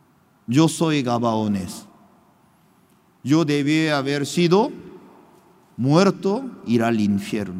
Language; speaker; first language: Spanish; non-native, fluent; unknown